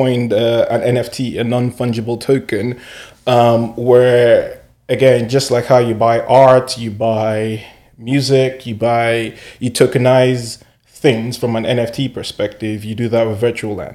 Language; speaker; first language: English; non-native, local second language; Yoruba